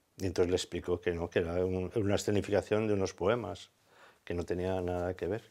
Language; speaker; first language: Spanish; native; Spanish